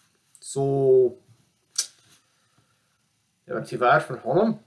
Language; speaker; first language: Swedish; non-native, learner; English